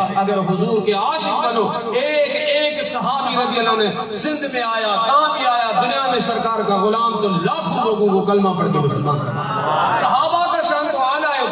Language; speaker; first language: Urdu; non-native, local second language; Sindhi